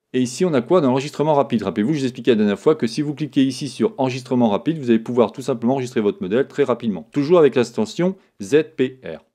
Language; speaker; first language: French; native; French